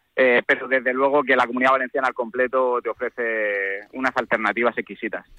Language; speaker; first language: Spanish; native; Spanish